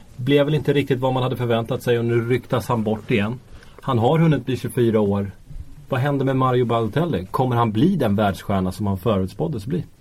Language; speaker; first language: Swedish; native; Swedish